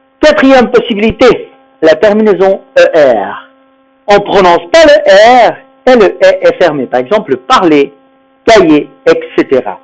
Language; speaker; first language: French; non-native, fluent; Spanish